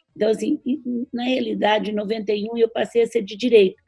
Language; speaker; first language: Portuguese; native; Portuguese